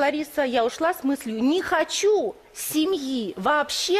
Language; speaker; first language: Russian; native; Russian